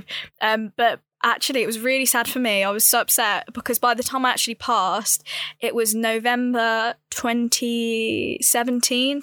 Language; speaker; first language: English; native; English